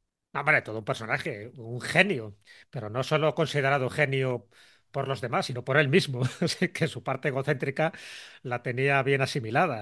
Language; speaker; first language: Spanish; native; Spanish